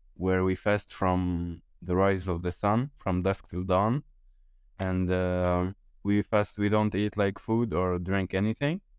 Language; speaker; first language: English; non-native, fluent; Arabic